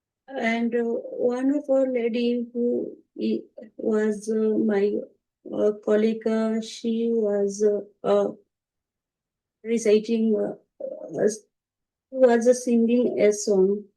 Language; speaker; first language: English; non-native, learner; Bangla